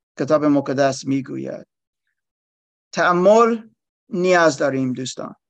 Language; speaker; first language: Persian; non-native, learner; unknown